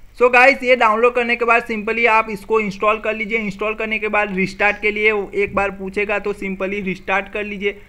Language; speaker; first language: Hindi; non-native, local second language; Gujarati